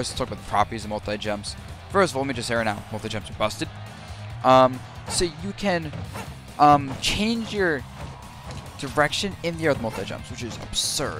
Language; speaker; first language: English; native; English